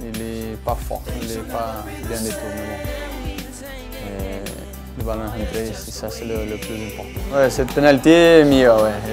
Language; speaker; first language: French; non-native, learner; Portuguese